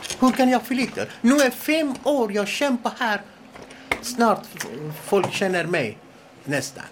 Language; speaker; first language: Swedish; non-native, fluent; Persian